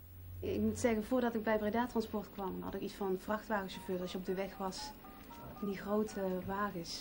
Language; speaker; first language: Dutch; native; Dutch